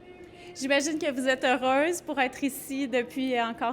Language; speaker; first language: French; native; French